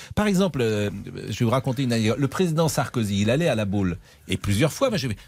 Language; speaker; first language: French; native; French